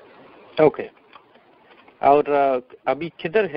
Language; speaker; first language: Hindi; non-native, local second language; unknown